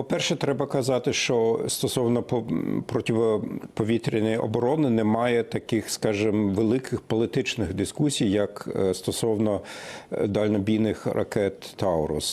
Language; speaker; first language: Ukrainian; non-native, fluent; German